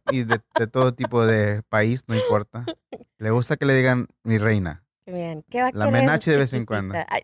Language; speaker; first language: Spanish; native; Spanish